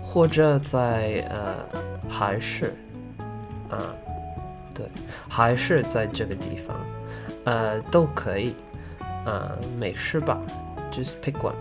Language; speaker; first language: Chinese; early bilingual, heritage; Chinese